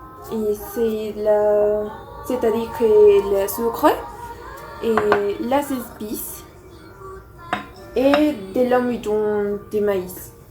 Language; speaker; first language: French; non-native, learner; Spanish